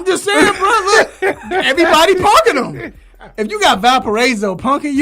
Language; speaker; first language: English; native; English